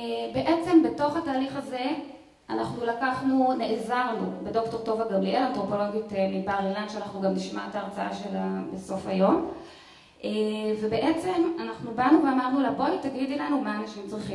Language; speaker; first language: Hebrew; native; Hebrew